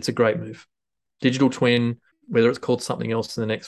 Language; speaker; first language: English; native; English